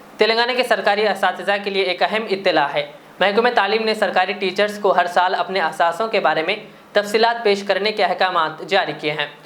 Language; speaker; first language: Urdu; native; Urdu